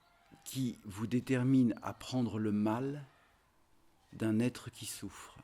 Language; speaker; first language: French; native; French